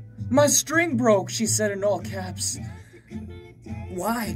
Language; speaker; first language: English; early bilingual, other home language; Korean